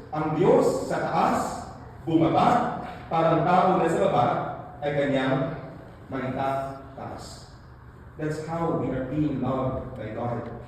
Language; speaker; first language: Filipino; non-native, local second language; Hiligaynon